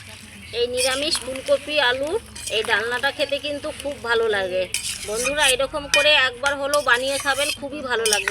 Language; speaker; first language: Bangla; native; Bangla